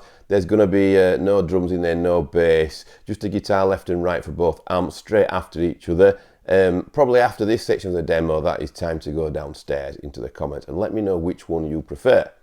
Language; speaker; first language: English; native; English